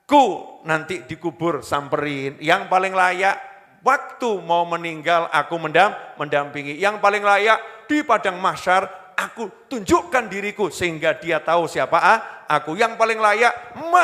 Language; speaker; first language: Indonesian; native; Indonesian